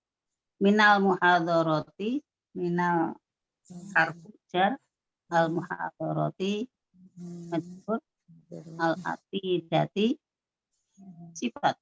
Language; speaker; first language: Arabic; non-native, learner; Indonesian